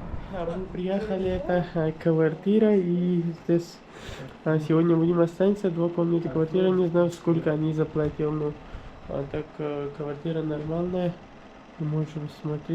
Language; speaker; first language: Russian; non-native, learner; Pashto